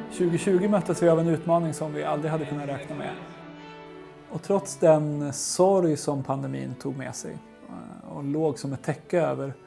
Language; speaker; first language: Swedish; native; Swedish